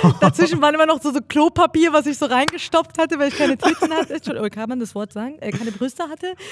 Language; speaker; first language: German; early bilingual, other home language; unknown